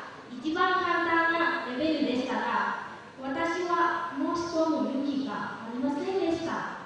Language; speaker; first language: Japanese; non-native, learner; Lao